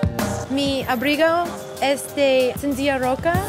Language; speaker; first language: Spanish; non-native, learner; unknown